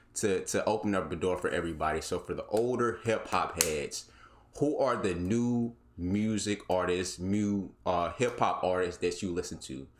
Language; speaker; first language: English; native; English